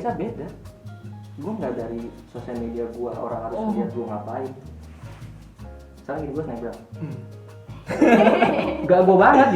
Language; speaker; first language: Indonesian; native; Indonesian